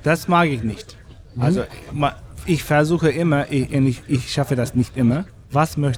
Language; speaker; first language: German; non-native, fluent; Turkish